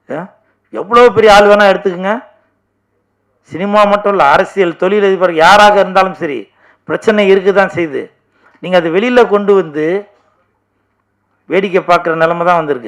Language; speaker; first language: Tamil; native; Tamil